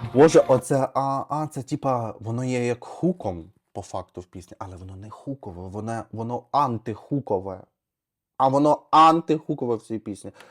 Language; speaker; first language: Ukrainian; non-native, local second language; Russian